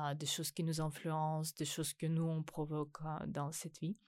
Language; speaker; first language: French; non-native, fluent; Ukrainian